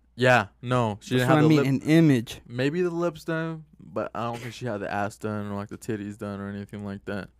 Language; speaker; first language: English; native; English